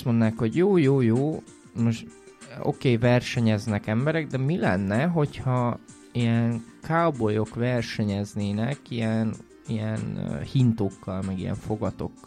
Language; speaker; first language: Hungarian; native; Hungarian